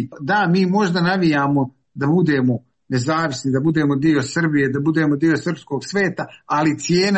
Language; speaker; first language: Serbian; native; Serbian